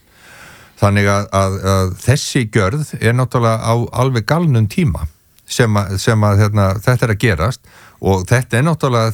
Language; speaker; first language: Icelandic; native; Icelandic